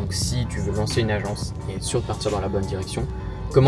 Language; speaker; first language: French; native; French